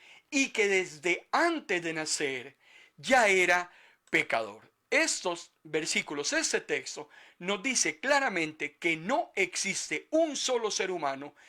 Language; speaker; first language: Spanish; native; Spanish